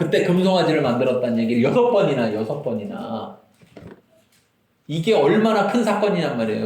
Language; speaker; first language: Korean; native; Korean